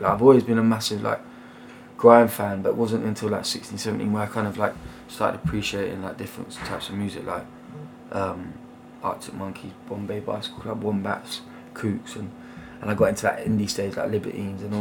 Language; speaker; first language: English; native; English